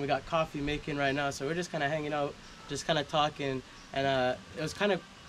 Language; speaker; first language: English; native; English